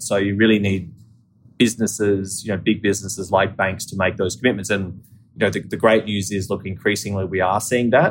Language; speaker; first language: English; native; English